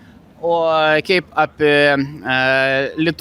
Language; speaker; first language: Lithuanian; non-native, fluent; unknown